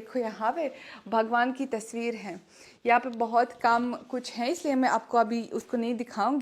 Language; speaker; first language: Hindi; non-native, fluent; Russian